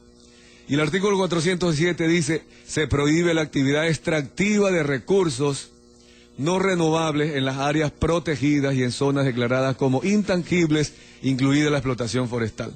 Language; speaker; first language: Spanish; native; Spanish